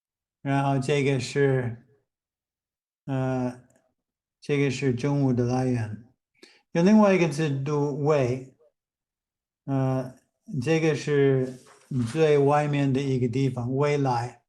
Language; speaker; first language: Chinese; non-native, fluent; English